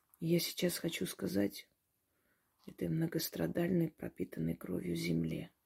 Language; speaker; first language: Russian; non-native, local second language; Armenian